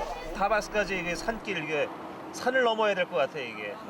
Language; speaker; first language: Korean; native; Korean